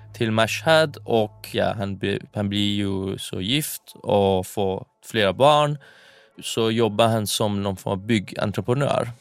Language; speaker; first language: Swedish; non-native, fluent; Persian